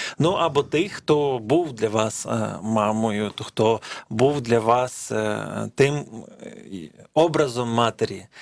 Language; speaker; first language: Ukrainian; native; Ukrainian